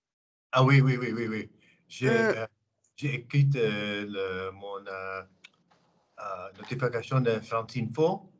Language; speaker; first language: French; non-native, learner; English